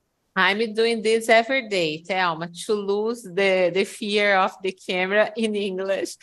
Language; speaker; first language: English; non-native, fluent; Portuguese